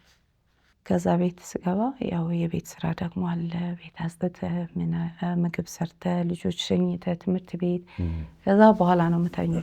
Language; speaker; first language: Amharic; early bilingual, heritage; Amharic